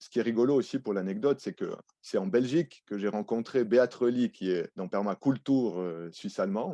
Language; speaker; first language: French; native; French